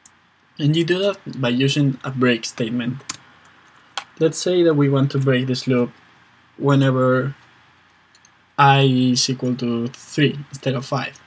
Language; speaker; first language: English; non-native, fluent; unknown